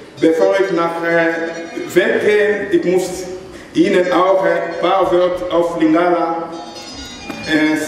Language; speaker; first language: German; non-native, learner; Lingala